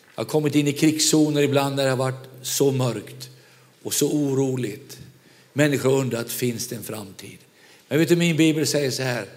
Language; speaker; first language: Swedish; native; Swedish